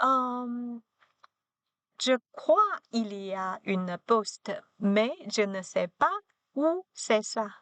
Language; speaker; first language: French; non-native, learner; Chinese